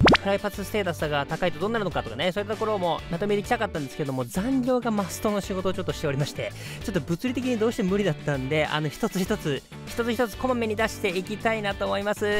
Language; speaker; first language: Japanese; native; Japanese